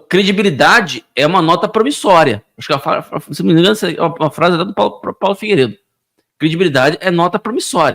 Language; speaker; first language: Portuguese; native; Portuguese